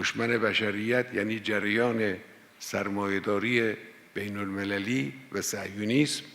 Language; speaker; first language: Persian; native; Persian